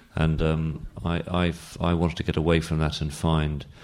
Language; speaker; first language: English; native; English